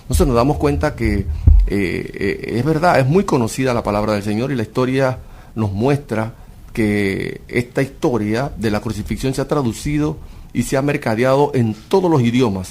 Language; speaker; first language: Spanish; native; Spanish